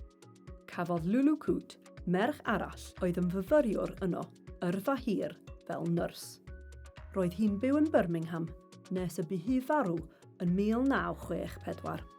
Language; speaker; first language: Welsh; native; Welsh